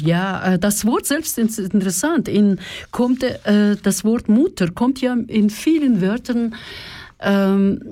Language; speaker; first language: German; non-native, fluent; Russian